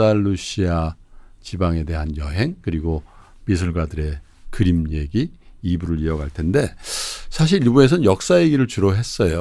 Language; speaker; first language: Korean; native; Korean